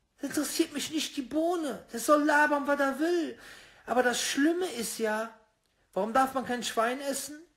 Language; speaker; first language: German; native; German